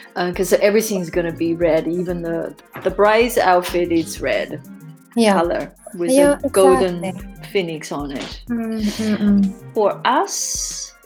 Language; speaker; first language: English; non-native, fluent; Chinese